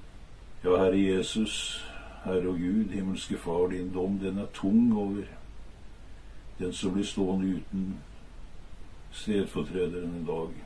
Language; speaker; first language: Norwegian; native; Norwegian